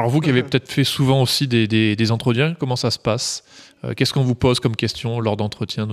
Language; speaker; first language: French; native; French